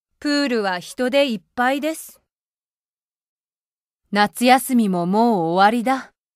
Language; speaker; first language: Japanese; native; Japanese